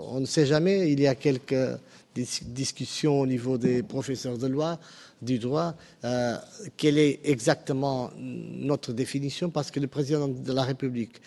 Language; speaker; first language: French; non-native, fluent; Portuguese